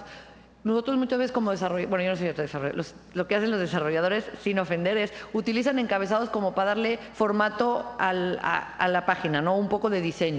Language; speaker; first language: Spanish; native; Spanish